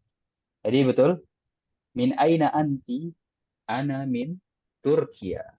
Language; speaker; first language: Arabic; non-native, fluent; Indonesian